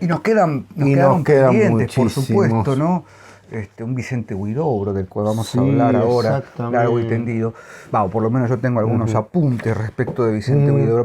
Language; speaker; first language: Spanish; native; Spanish